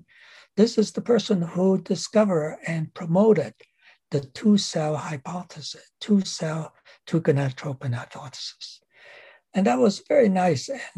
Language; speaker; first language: English; non-native, local second language; Cantonese